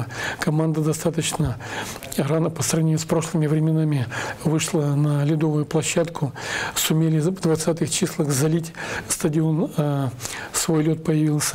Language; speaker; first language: Russian; native; Russian